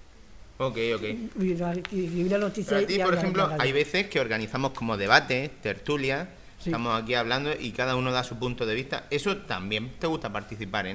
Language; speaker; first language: Spanish; native; Spanish